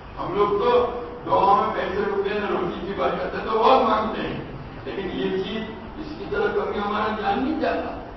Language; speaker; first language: Urdu; non-native, local second language; Gujarati